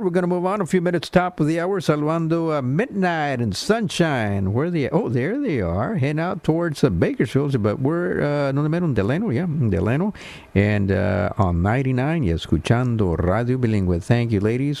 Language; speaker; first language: English; early bilingual, other home language; Spanish